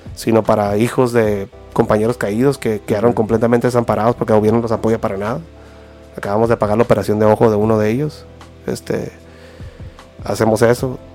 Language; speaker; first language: Spanish; native; Spanish